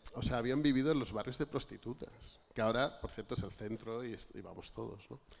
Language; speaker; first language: Spanish; native; Spanish